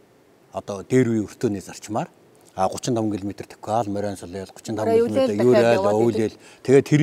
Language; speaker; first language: Mongolian; native; Mongolian